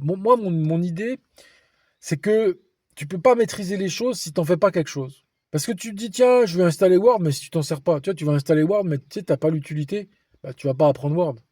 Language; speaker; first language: French; native; French